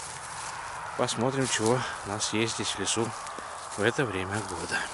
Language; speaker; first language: Russian; native; Russian